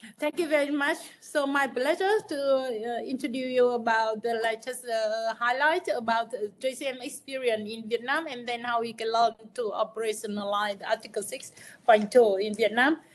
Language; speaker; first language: English; non-native, fluent; Vietnamese